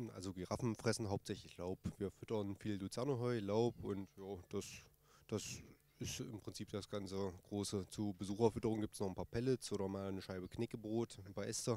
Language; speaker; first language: German; native; German